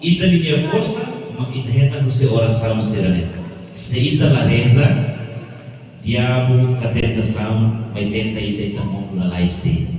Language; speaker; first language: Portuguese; non-native, local second language; Tetum